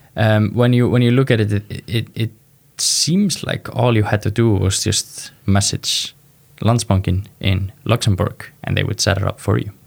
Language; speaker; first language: English; non-native, fluent; Icelandic